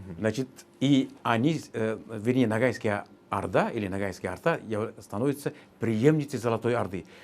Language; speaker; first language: Russian; non-native, local second language; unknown